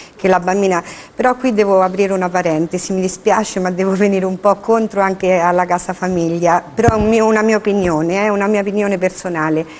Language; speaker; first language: Italian; native; Italian